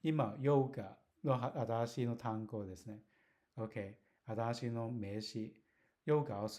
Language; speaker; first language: Japanese; non-native, learner; Cantonese